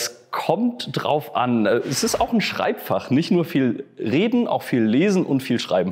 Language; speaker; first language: German; native; German